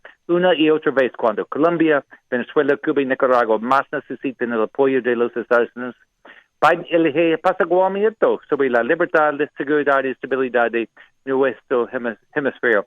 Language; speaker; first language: Spanish; non-native, learner; English